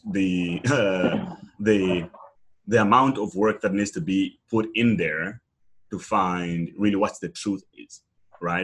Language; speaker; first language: English; non-native, local second language; Nyanja